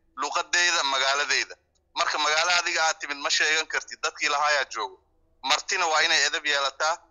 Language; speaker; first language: Somali; non-native, local second language; Swahili